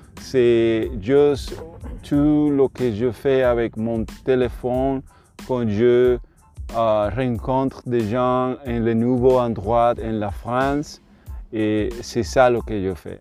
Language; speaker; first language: French; non-native, learner; Spanish